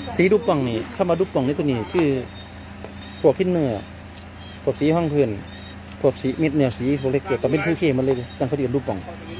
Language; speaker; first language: Thai; native; Thai